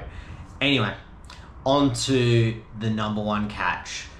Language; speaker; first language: English; native; English